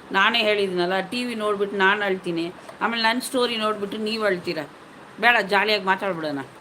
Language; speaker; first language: Kannada; non-native, local second language; Tamil